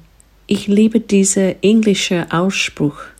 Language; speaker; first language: German; non-native, fluent; English